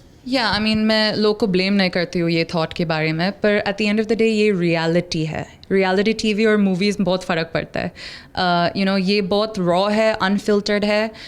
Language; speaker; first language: Hindi; non-native, local second language; English